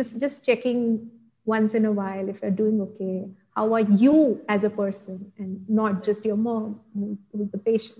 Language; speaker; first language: English; non-native, local second language; Gujarati